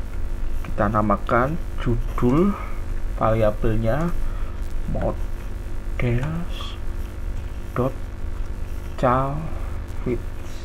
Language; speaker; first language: Indonesian; native; Indonesian